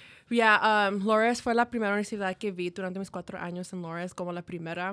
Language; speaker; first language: Spanish; early bilingual, heritage; Spanish